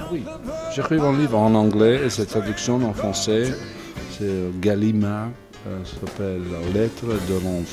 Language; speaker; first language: French; non-native, learner; English